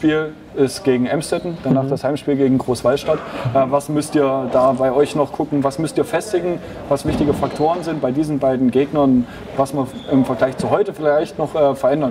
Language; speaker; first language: German; native; German